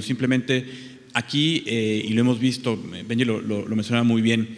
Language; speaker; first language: Spanish; native; Spanish